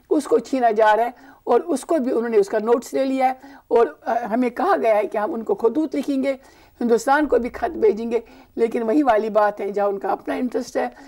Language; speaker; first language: Urdu; non-native, local second language; Kashmiri